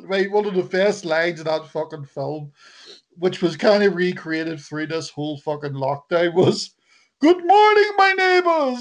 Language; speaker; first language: English; native; English